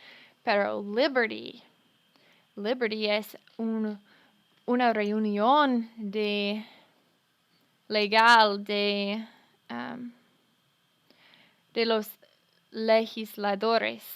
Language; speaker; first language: Spanish; non-native, fluent; English